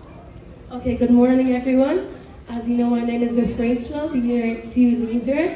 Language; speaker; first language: English; native; English